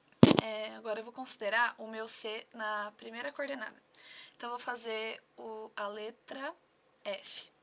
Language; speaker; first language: Portuguese; native; Portuguese